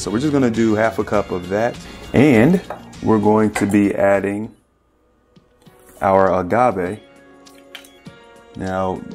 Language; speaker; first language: English; native; English